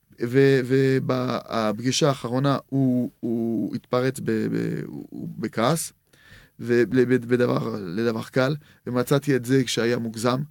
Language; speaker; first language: Hebrew; non-native, fluent; French